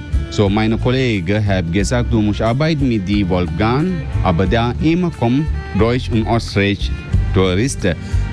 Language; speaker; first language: German; non-native, learner; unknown